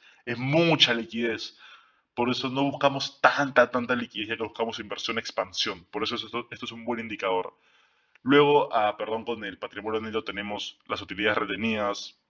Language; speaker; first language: Spanish; native; Spanish